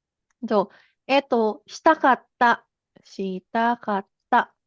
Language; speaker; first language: Japanese; non-native, fluent; Filipino